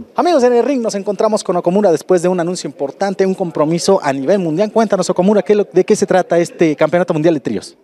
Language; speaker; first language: Spanish; native; Spanish